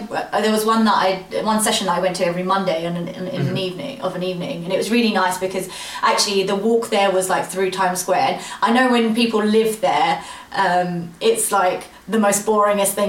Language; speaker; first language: English; native; English